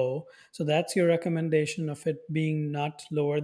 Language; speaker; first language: English; non-native, local second language; Hindi